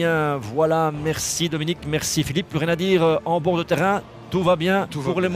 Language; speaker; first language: French; native; French